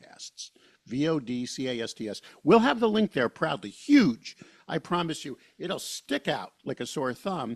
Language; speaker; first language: English; native; English